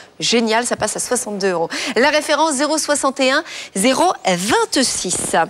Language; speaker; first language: French; native; French